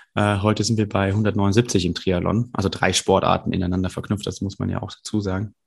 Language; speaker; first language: German; native; German